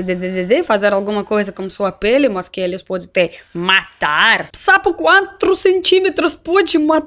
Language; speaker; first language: Portuguese; non-native, learner; Russian